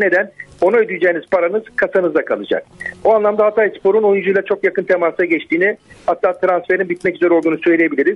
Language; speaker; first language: Turkish; native; Turkish